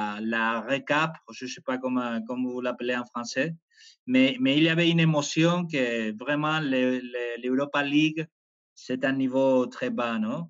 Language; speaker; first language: French; non-native, fluent; Spanish